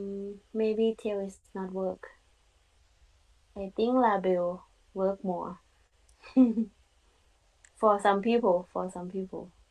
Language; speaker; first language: English; non-native, learner; Thai